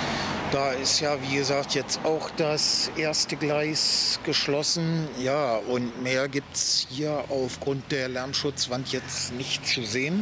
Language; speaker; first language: German; native; German